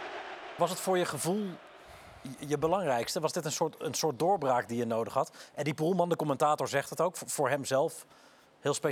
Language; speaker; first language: Dutch; native; Dutch